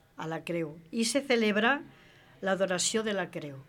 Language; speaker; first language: Catalan; non-native, local second language; Spanish